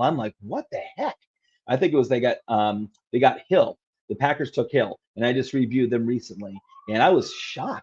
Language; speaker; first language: English; native; English